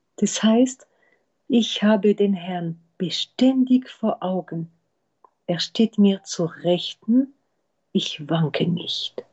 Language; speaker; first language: German; non-native, fluent; French